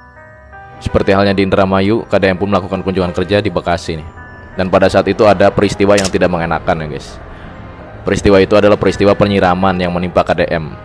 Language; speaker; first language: Indonesian; native; Indonesian